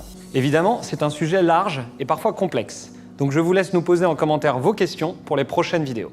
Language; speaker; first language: French; native; French